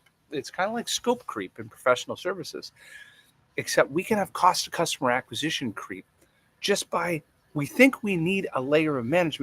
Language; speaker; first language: English; native; English